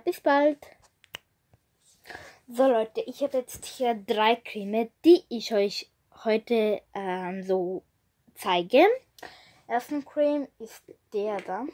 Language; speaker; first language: German; non-native, learner; Bulgarian